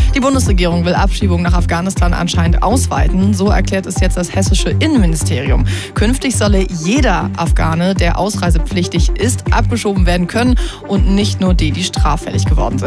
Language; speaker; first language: German; native; German